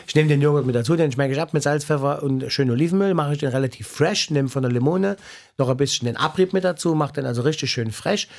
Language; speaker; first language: German; native; German